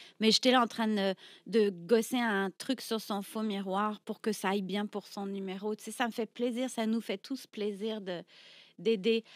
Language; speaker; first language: French; native; French